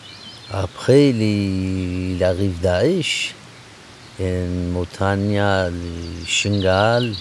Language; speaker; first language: French; non-native, learner; Kurdish